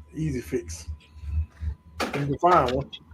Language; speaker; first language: English; native; English